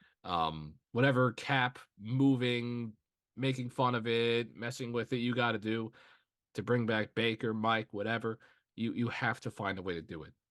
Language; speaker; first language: English; native; English